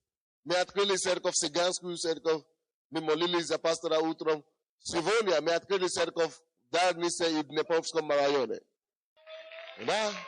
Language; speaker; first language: Russian; non-native, fluent; Yoruba